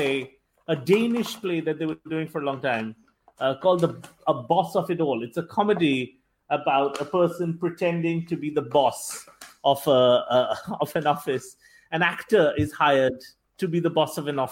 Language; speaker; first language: English; non-native, local second language; Bangla